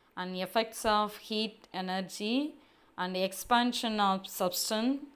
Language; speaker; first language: English; non-native, local second language; Tamil